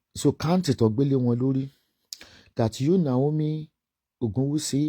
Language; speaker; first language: English; non-native, local second language; Yoruba